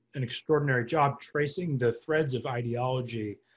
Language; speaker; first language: English; native; English